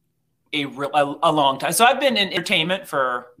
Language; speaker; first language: English; native; English